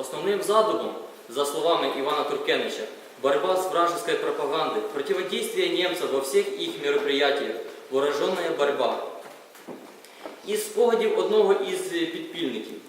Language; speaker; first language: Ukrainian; native; Ukrainian